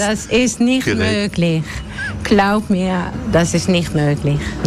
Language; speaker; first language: German; non-native, learner; Dutch